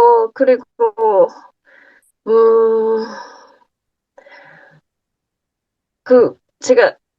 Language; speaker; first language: Korean; non-native, learner; Thai